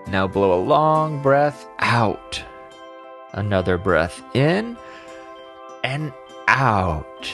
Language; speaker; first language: English; native; English